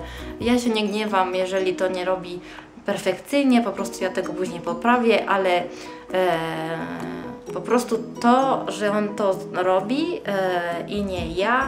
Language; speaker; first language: Polish; early bilingual, heritage; Polish